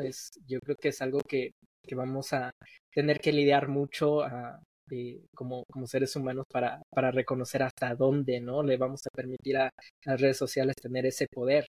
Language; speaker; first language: Spanish; native; Spanish